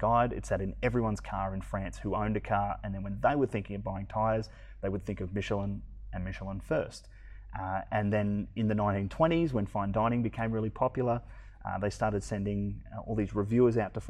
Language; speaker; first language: English; native; English